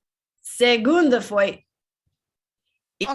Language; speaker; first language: Portuguese; non-native, learner; English